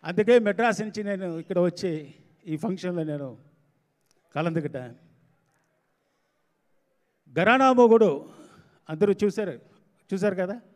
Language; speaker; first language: Telugu; non-native, learner; Tamil